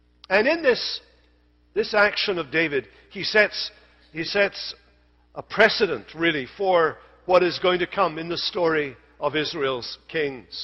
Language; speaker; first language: English; native; English